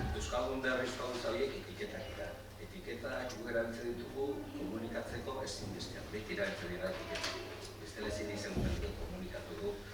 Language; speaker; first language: Basque; non-native, local second language; Spanish